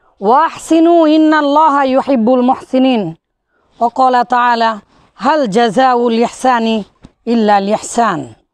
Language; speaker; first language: Arabic; non-native, fluent; Bangla